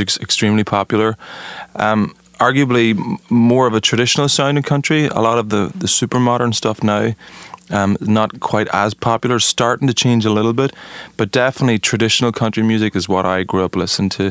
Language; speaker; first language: English; native; English